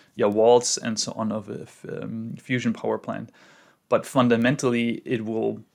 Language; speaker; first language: English; non-native, fluent; German